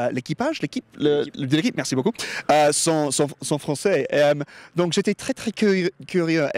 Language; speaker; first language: French; non-native, learner; English